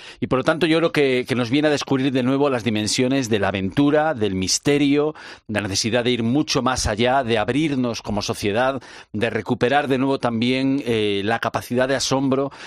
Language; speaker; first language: Spanish; native; Spanish